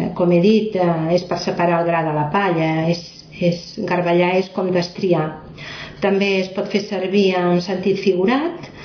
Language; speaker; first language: Catalan; native; Catalan